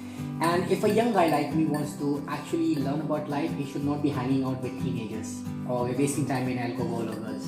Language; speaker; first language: English; non-native, local second language; Hindi